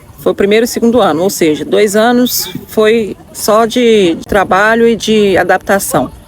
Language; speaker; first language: Portuguese; native; Portuguese